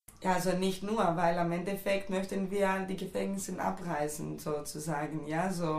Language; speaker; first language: German; non-native, fluent; Greek